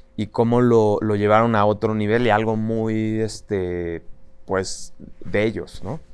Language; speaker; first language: Spanish; native; Spanish